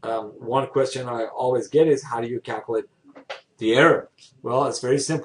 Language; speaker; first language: English; non-native, fluent; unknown